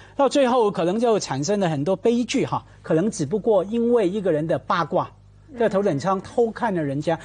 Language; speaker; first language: Chinese; non-native, local second language; Cantonese